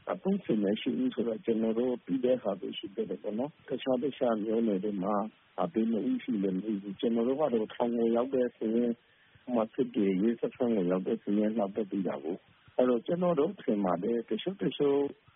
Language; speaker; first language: Burmese; native; Burmese